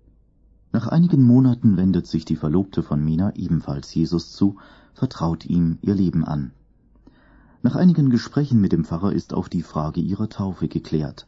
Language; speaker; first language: German; native; German